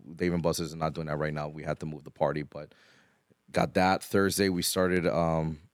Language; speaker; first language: English; native; English